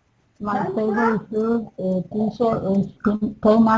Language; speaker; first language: English; non-native, learner; Spanish